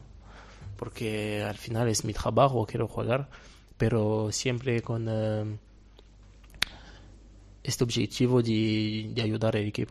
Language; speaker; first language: Spanish; non-native, fluent; Portuguese